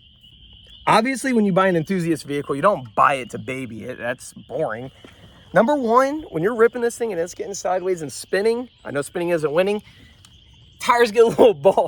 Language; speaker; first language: English; native; English